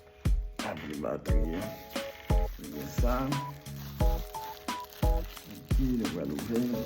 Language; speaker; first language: French; non-native, learner; Haitian Creole